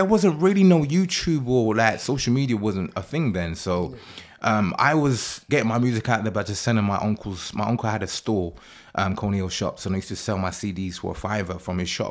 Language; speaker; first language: English; native; English